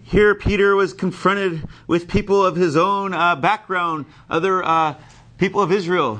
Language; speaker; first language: English; native; English